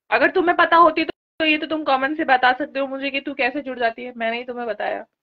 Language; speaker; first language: Hindi; native; Hindi